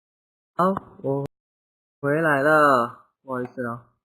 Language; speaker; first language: Chinese; non-native, fluent; Indonesian